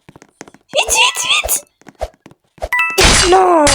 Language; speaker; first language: French; native; French